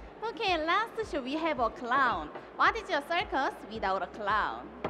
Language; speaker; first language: English; non-native, learner; Korean